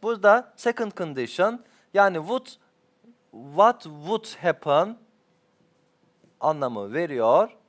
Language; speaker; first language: English; non-native, fluent; Turkish